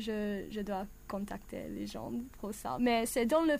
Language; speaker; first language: French; non-native, learner; English